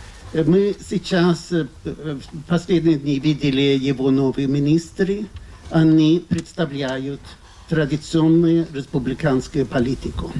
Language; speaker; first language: Russian; non-native, fluent; Swedish